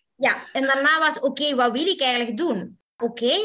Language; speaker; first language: Dutch; non-native, fluent; Spanish